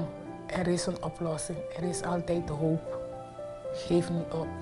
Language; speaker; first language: Dutch; non-native, fluent; Papiamento